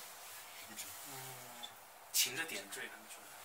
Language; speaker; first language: Chinese; native; Chinese